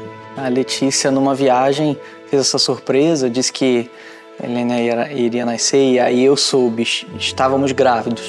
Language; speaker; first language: Portuguese; native; Portuguese